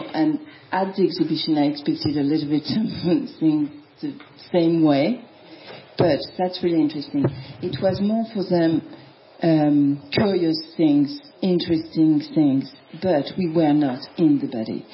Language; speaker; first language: English; non-native, fluent; French